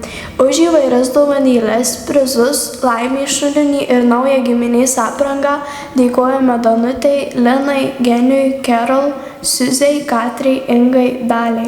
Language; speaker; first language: Lithuanian; native; Lithuanian